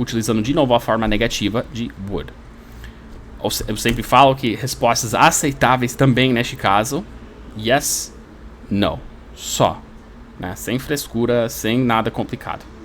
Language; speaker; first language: Portuguese; non-native, fluent; English